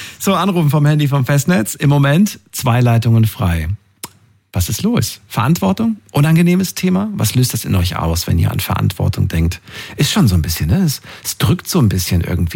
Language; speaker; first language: German; native; German